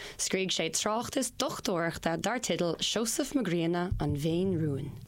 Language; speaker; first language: Irish; non-native, local second language; English